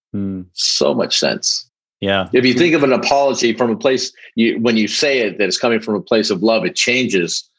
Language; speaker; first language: English; early bilingual, other home language; Polish